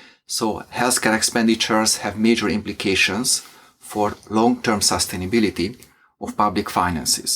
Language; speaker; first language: English; non-native, fluent; Hungarian